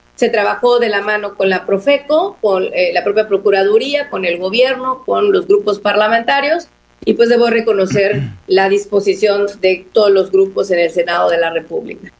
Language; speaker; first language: Spanish; native; Spanish